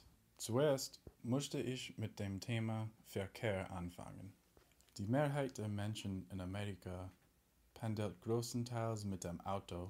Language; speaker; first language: German; non-native, learner; English